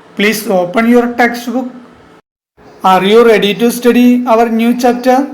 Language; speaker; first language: English; non-native, local second language; Malayalam